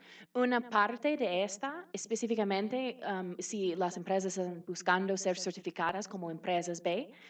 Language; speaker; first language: Spanish; non-native, fluent; English